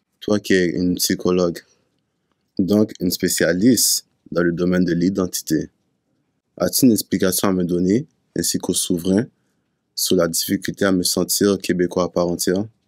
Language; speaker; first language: French; early bilingual, other home language; Haitian Creole